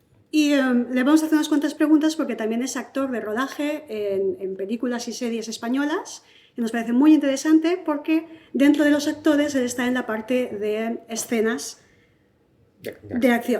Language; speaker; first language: Spanish; native; Spanish